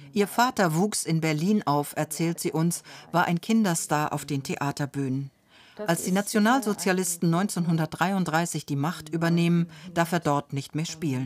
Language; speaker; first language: German; native; German